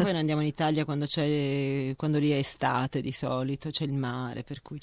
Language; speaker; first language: Italian; native; Italian